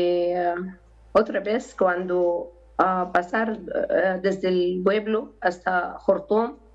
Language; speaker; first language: Spanish; non-native, learner; Arabic